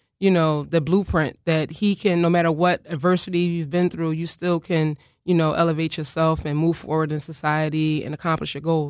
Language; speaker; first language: English; native; English